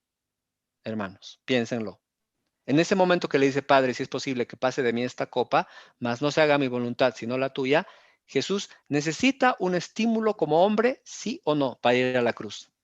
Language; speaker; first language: Spanish; native; Spanish